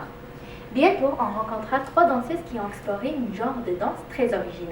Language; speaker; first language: French; non-native, learner; English